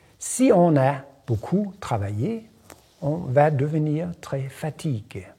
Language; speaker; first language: French; non-native, fluent; Danish